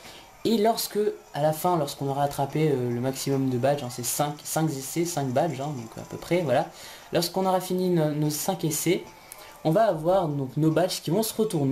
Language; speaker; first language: French; native; French